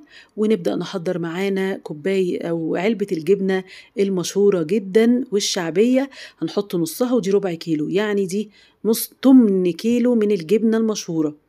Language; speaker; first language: Arabic; native; Arabic